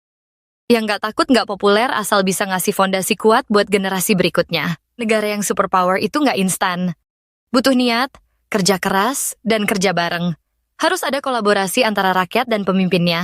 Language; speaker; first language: Indonesian; native; Indonesian